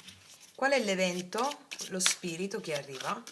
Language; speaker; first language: Italian; native; Italian